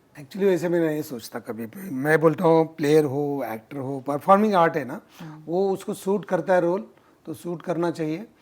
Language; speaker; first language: Hindi; non-native, local second language; Marathi